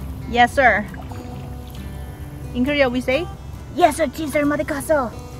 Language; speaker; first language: English; non-native, fluent; Korean